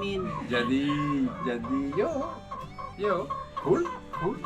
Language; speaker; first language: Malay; non-native, fluent; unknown